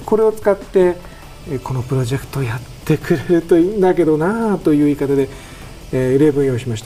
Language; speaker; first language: Japanese; native; Japanese